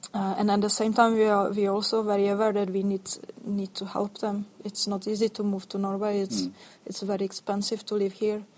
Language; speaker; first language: English; non-native, fluent; Czech